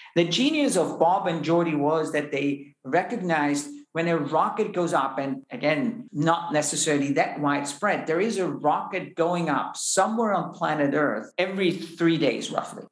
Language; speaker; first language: English; non-native, fluent; German